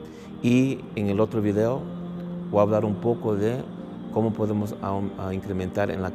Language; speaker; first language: Spanish; early bilingual, heritage; English